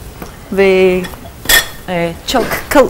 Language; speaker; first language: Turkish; non-native, learner; English